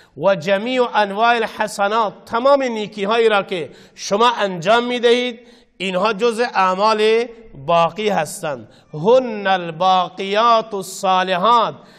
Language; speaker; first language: Persian; non-native, local second language; Baluchi